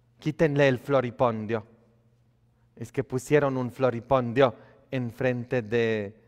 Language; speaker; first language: Spanish; non-native, fluent; Polish